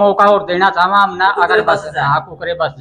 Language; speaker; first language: Hindi; non-native, local second language; Haryanvi